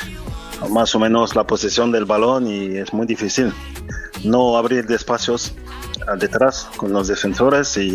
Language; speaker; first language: Spanish; non-native, fluent; French